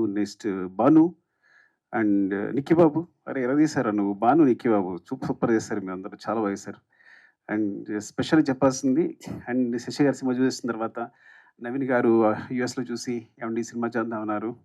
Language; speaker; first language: Telugu; native; Telugu